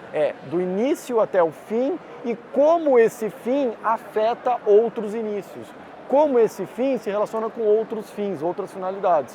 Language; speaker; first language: Portuguese; native; Portuguese